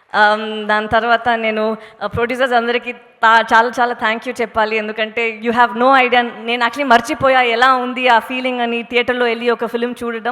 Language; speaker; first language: Telugu; non-native, local second language; Tamil